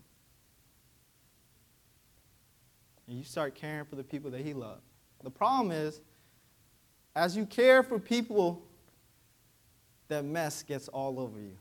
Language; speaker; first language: English; early bilingual, other home language; Vietnamese